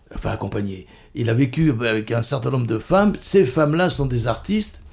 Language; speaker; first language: French; native; French